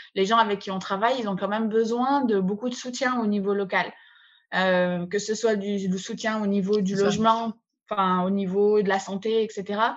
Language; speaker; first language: French; native; French